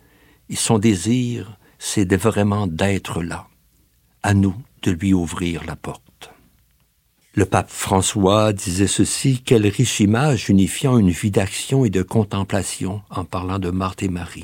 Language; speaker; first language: French; native; French